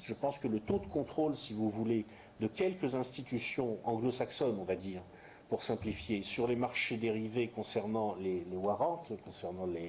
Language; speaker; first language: French; native; French